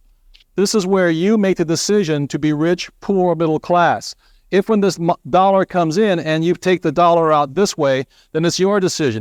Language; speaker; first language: English; native; English